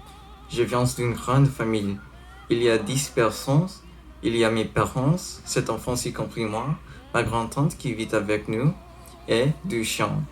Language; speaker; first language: French; non-native, learner; English